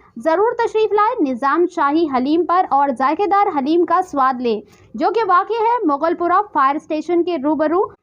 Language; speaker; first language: Urdu; native; Urdu